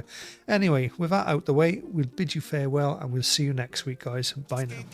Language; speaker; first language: English; native; English